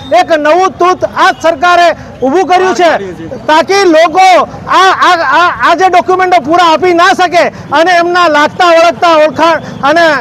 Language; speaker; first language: Gujarati; native; Gujarati